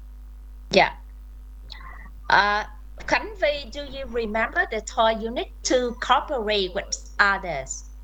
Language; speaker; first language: English; non-native, fluent; Vietnamese